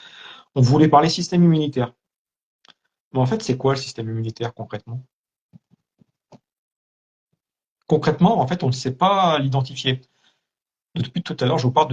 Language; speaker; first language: French; native; French